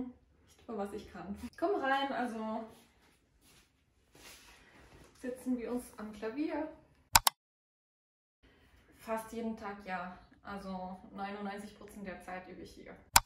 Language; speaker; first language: German; non-native, learner; Azerbaijani